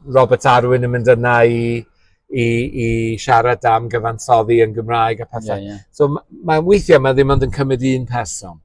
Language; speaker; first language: Welsh; native; Welsh